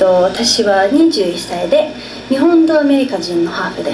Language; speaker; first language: Japanese; non-native, learner; English